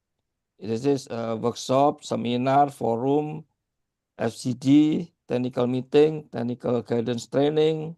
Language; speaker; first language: English; non-native, learner; Indonesian